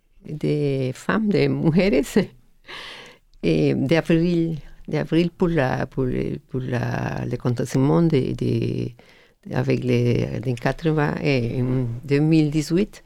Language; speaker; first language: French; non-native, learner; Spanish